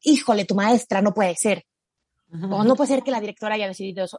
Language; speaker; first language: Spanish; native; Spanish